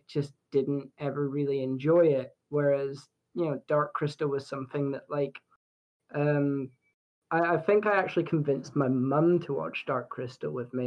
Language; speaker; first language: English; native; English